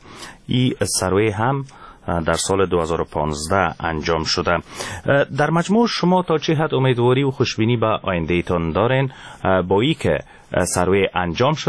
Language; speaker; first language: Persian; native; Persian